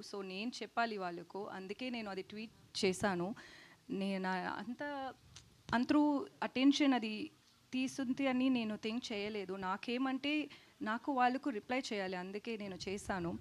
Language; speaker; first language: Telugu; non-native, learner; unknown